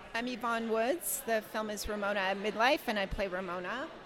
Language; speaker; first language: English; native; English